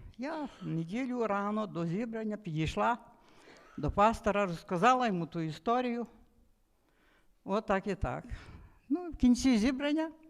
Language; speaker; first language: Ukrainian; native; Ukrainian